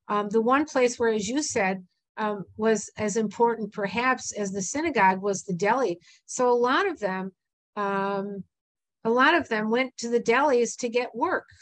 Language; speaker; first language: English; native; English